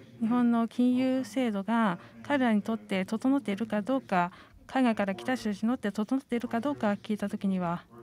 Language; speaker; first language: Japanese; non-native, fluent; Estonian